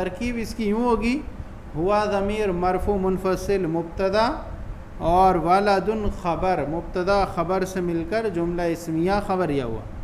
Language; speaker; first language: Urdu; native; Urdu